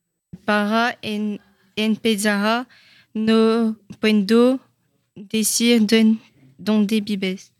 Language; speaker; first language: Spanish; non-native, learner; French